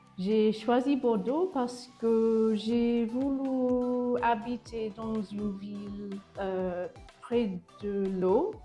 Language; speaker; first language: French; non-native, fluent; English